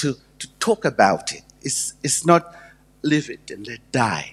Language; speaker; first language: English; non-native, local second language; Shona